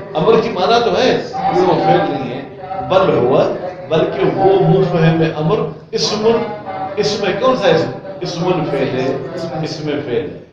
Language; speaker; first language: Urdu; non-native, local second language; Sindhi